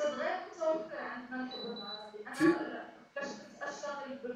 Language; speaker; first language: Arabic; native; Arabic